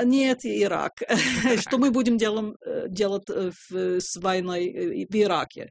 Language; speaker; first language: Russian; non-native, fluent; English